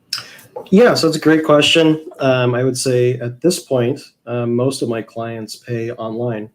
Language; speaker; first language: English; native; English